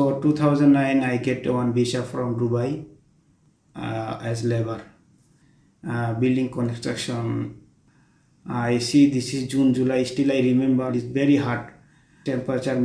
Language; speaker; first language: English; non-native, learner; Bangla